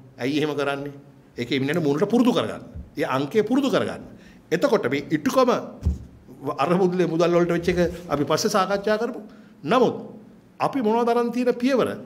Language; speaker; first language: Sinhala; native; Sinhala